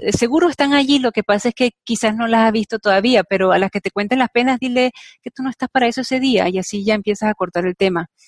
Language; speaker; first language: Spanish; native; Spanish